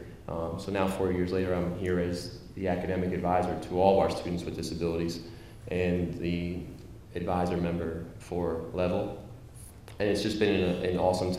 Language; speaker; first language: English; native; English